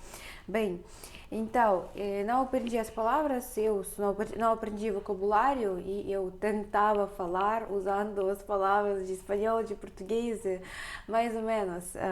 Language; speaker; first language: Portuguese; non-native, fluent; Russian